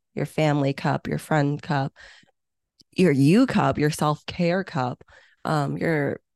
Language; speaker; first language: English; early bilingual, other home language; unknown